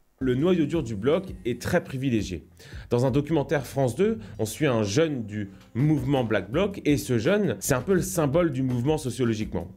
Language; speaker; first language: French; native; French